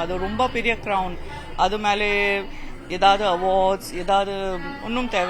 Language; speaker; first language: Tamil; non-native, fluent; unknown